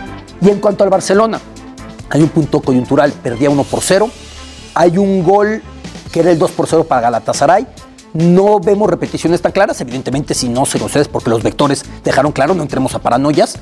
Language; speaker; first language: Spanish; native; Spanish